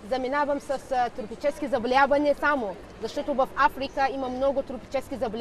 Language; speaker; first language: Bulgarian; non-native, learner; Hausa